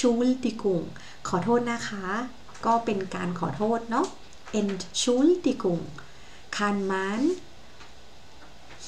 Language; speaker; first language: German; non-native, fluent; Thai